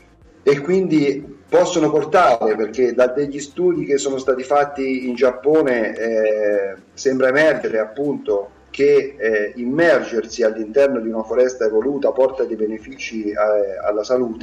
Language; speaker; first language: Italian; native; Italian